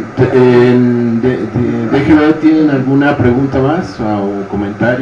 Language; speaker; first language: Spanish; native; Spanish